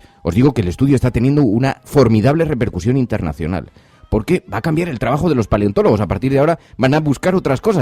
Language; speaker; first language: Spanish; native; Spanish